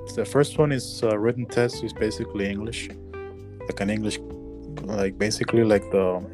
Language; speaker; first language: English; non-native, fluent; Spanish